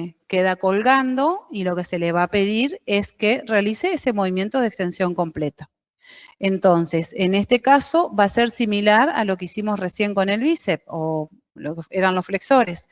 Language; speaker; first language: Spanish; native; Spanish